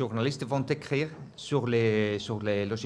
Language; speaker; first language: French; non-native, fluent; Spanish